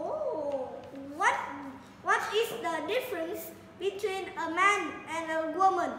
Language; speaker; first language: English; non-native, learner; Vietnamese